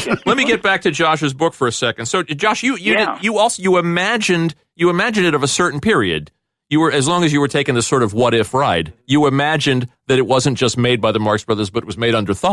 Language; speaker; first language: English; native; English